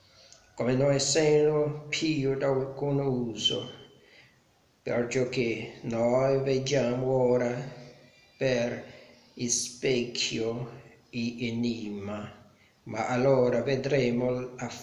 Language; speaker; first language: Italian; non-native, learner; Portuguese